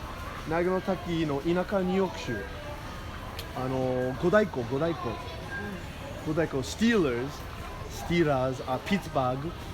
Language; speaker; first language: Japanese; non-native, learner; English